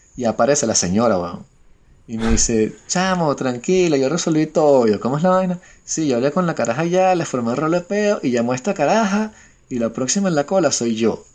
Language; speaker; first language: Spanish; native; Spanish